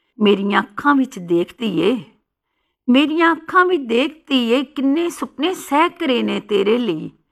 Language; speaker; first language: Punjabi; native; Punjabi